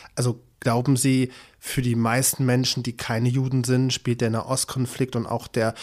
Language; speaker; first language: German; native; German